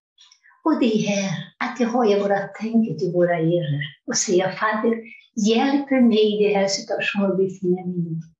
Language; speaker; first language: Swedish; non-native, fluent; Portuguese